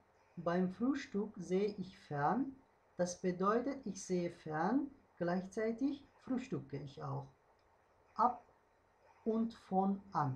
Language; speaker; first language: German; non-native, fluent; Uzbek